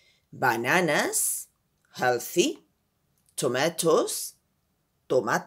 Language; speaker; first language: English; non-native, fluent; Spanish